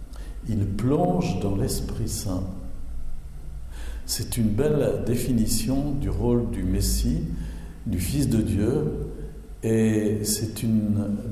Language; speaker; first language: French; native; French